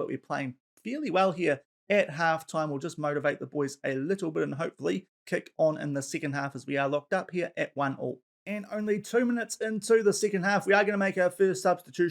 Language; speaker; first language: English; native; English